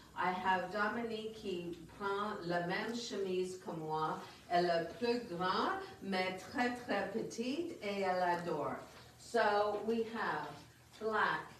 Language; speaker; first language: French; non-native, fluent; English